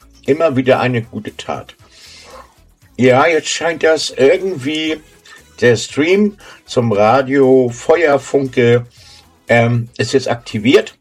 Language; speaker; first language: German; native; German